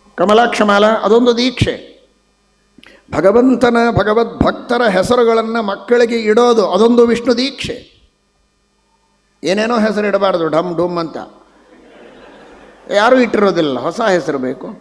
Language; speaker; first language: Kannada; native; Kannada